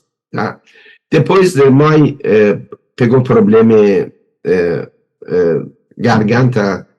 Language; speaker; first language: Portuguese; non-native, learner; Persian